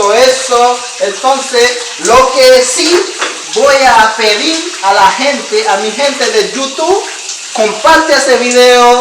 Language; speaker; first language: Spanish; non-native, learner; Haitian Creole